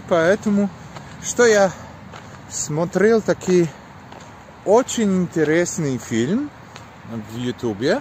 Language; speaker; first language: Russian; non-native, learner; Polish